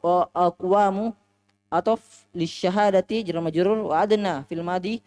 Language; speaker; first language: Arabic; non-native, learner; Indonesian